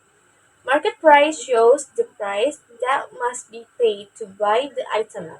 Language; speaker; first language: English; non-native, learner; Indonesian